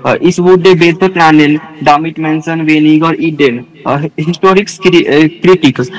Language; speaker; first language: German; non-native, learner; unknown